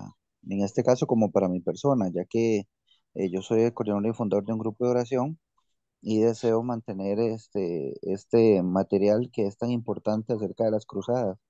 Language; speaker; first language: Spanish; native; Spanish